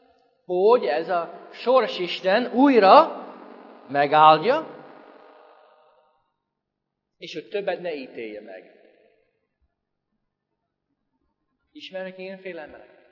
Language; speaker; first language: Hungarian; non-native, fluent; English